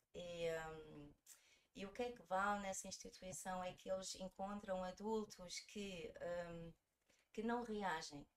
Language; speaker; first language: Portuguese; early bilingual, heritage; Portuguese